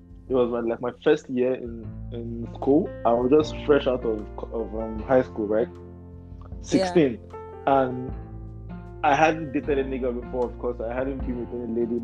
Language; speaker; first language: English; non-native, local second language; Yoruba